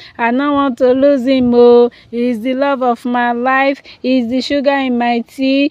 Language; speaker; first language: Nigerian Pidgin; non-native, local second language; Yoruba